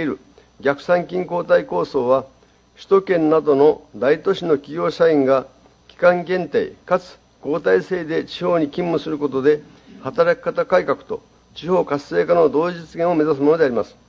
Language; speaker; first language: Japanese; native; Japanese